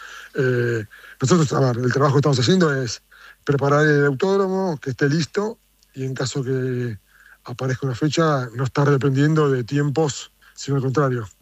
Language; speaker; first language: Spanish; native; Spanish